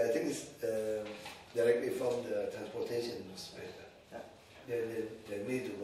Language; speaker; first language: English; non-native, learner; Indonesian